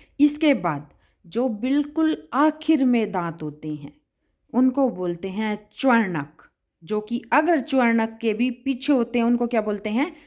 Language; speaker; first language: Hindi; native; Hindi